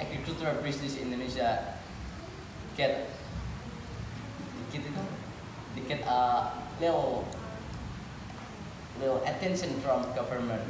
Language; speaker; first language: English; non-native, learner; Indonesian